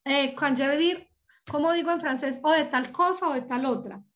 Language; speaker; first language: Spanish; native; Spanish